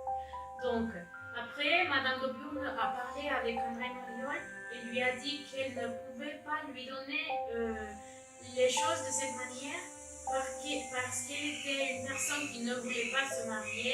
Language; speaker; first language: French; non-native, learner; Spanish